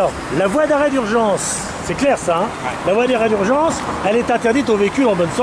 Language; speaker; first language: French; native; French